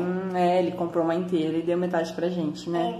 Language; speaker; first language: Portuguese; native; Portuguese